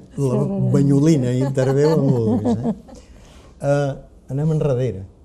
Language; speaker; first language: Catalan; native; Catalan